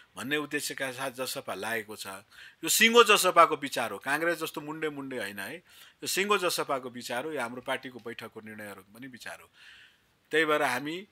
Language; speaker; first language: Nepali; non-native, local second language; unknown